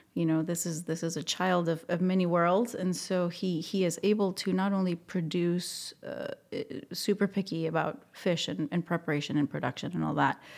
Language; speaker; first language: English; non-native, fluent; Spanish